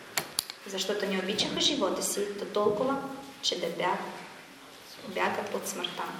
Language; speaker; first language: Bulgarian; non-native, fluent; Russian